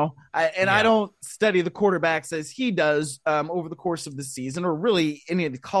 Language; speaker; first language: English; native; English